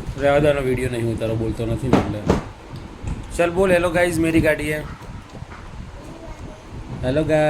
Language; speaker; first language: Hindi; non-native, local second language; Gujarati